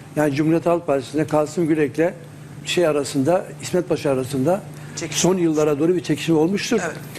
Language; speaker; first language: Turkish; native; Turkish